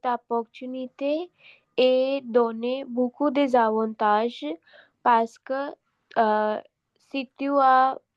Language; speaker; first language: French; non-native, learner; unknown